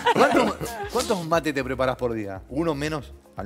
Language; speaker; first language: Spanish; native; Spanish